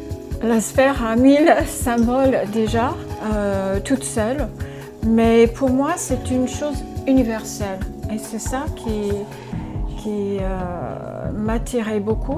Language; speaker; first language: French; non-native, fluent; English